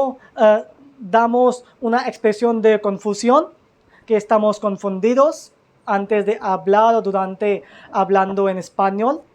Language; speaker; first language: Spanish; non-native, learner; Hindi